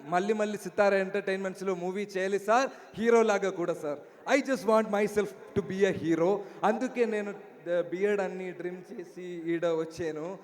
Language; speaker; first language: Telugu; non-native, learner; Malayalam